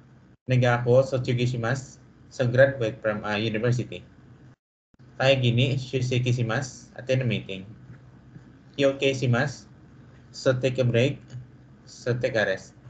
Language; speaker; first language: English; non-native, local second language; Filipino